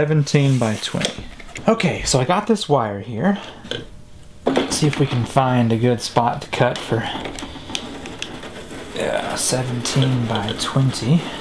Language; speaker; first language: English; native; English